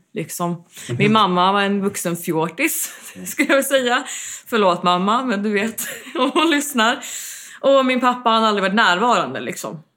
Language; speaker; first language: Swedish; early bilingual, heritage; Swedish